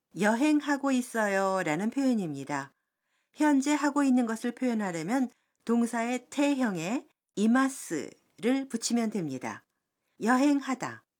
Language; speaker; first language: Korean; native; Korean